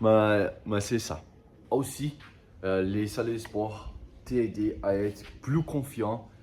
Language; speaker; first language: French; non-native, learner; Portuguese